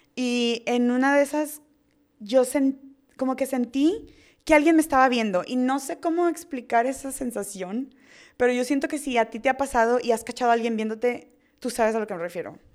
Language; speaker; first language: Spanish; early bilingual, heritage; Spanish